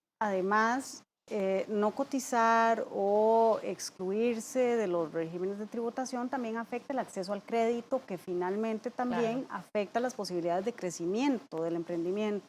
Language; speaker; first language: Spanish; native; Spanish